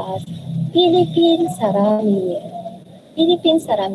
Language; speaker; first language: Korean; non-native, learner; Filipino